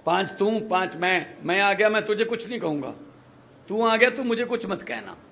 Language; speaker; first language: Hindi; non-native, local second language; Punjabi